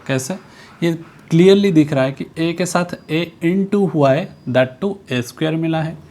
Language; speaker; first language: Hindi; non-native, local second language; Odia